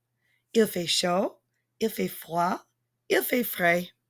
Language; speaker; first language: French; non-native, fluent; English